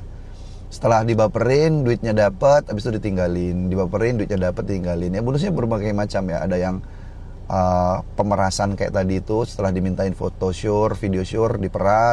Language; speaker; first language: Indonesian; native; Indonesian